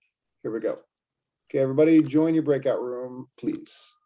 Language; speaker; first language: English; native; English